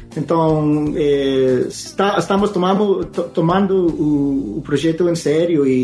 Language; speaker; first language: Portuguese; non-native, fluent; English